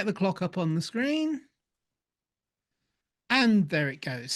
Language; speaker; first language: English; native; English